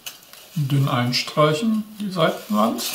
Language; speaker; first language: German; native; German